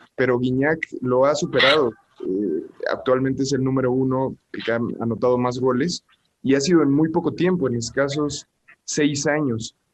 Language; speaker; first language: Spanish; native; Spanish